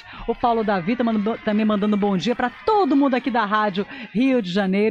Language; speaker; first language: Portuguese; native; Portuguese